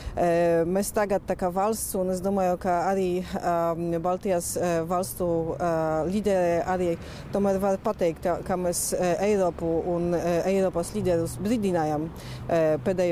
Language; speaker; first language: Latvian; non-native, fluent; Polish